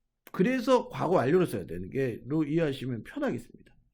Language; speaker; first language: Korean; native; Korean